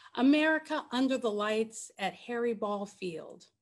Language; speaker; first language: English; native; English